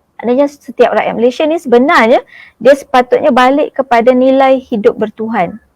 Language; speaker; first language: Malay; native; Malay